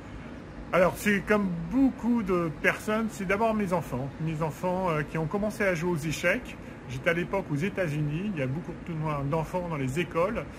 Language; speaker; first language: French; native; French